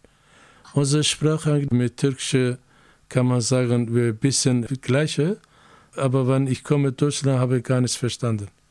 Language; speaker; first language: German; non-native, learner; Azerbaijani